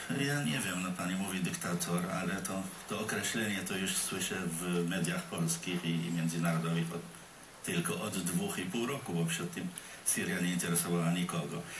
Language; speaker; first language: Polish; non-native, fluent; Arabic